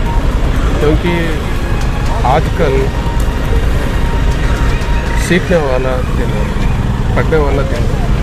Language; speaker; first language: Hindi; non-native, local second language; Kannada